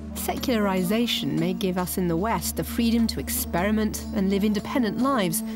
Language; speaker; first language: English; native; English